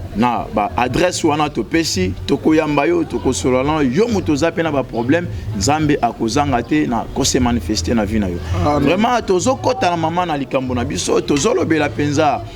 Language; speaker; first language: Lingala; native; Lingala